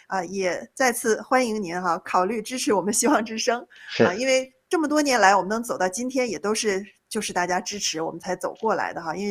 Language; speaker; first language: Chinese; native; Chinese